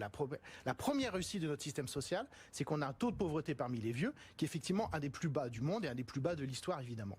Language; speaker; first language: French; native; French